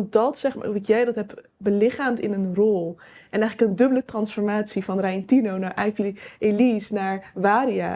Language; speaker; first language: Dutch; native; Dutch